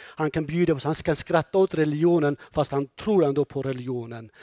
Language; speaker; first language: Swedish; non-native, fluent; Kurdish